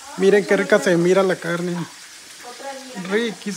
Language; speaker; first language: Spanish; native; Spanish